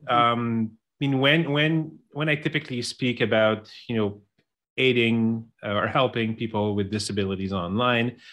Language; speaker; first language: English; non-native, local second language; French